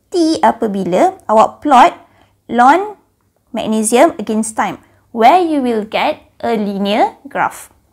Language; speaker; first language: English; non-native, local second language; Malay